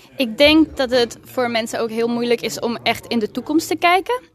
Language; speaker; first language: Dutch; non-native, fluent; Spanish